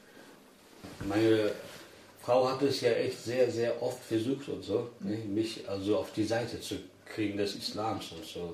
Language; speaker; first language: German; early bilingual, other home language; Turkish